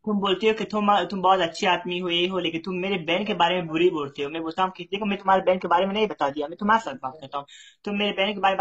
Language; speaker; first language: Hindi; non-native, learner; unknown